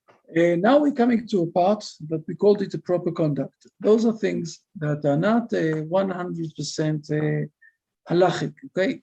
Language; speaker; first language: English; non-native, fluent; Hebrew